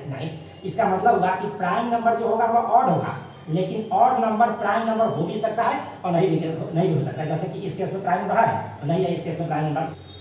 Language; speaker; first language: Hindi; native; Hindi